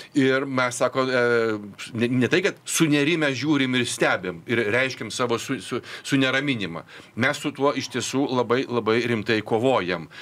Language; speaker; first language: Lithuanian; native; Lithuanian